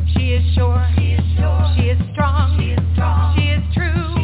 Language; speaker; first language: English; non-native, fluent; French